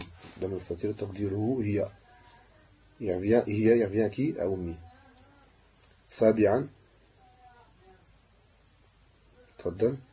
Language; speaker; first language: Arabic; non-native, fluent; French